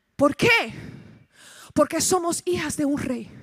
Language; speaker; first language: Spanish; early bilingual, heritage; Spanish